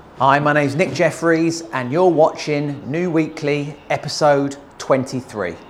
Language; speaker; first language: English; native; English